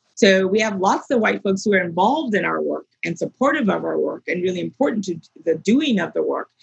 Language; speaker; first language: English; native; English